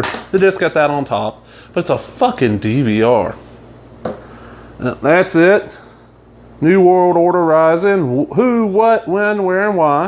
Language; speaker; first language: English; native; English